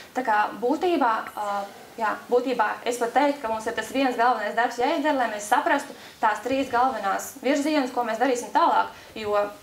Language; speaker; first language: Latvian; native; Latvian